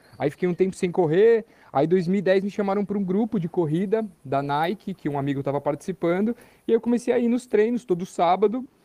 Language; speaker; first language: Portuguese; native; Portuguese